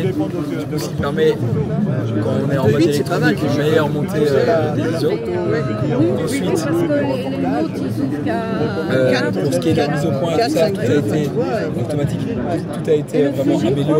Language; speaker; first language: French; native; French